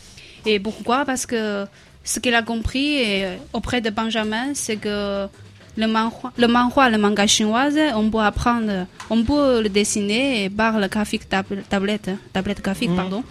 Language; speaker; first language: French; non-native, learner; Chinese